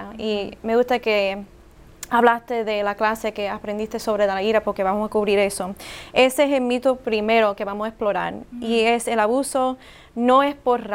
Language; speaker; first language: Spanish; early bilingual, heritage; English